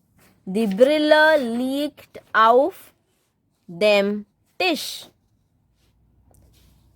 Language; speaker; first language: German; non-native, fluent; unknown